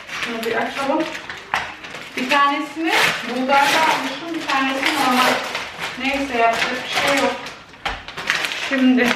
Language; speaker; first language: Turkish; early bilingual, heritage; Turkish